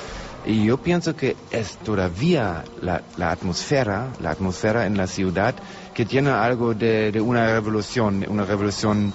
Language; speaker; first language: Spanish; non-native, learner; German